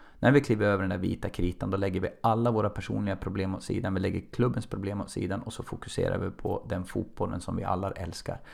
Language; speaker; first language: Swedish; native; Swedish